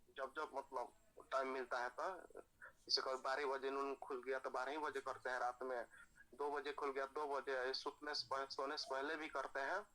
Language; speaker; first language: Hindi; native; Hindi